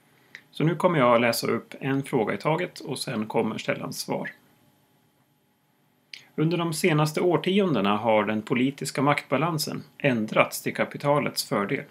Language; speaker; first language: Swedish; native; Swedish